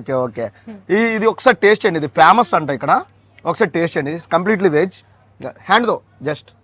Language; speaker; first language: Telugu; native; Telugu